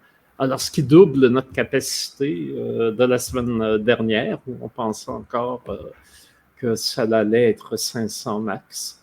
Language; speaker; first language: French; native; French